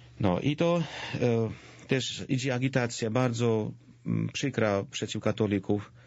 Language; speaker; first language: Polish; non-native, fluent; Georgian